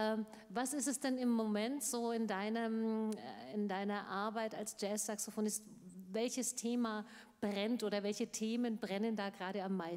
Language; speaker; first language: German; native; German